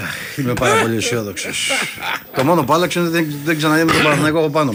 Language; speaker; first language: Greek; native; Greek